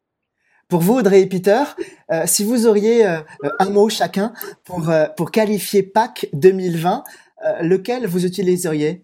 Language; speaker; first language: French; native; French